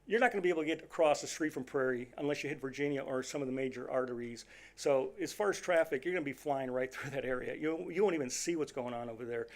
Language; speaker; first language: English; native; English